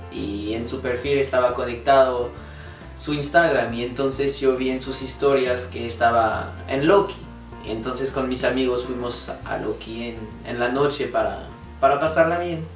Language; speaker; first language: Spanish; non-native, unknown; French